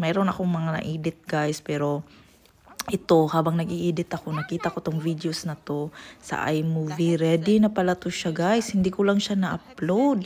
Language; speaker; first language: Filipino; non-native, local second language; Cebuano